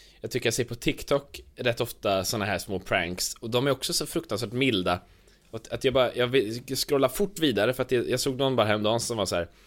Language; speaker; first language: Swedish; native; Swedish